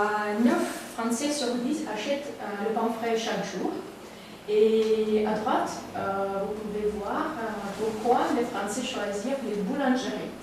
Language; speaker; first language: French; non-native, learner; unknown